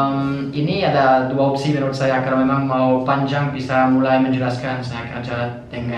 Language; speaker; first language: Indonesian; non-native, fluent; French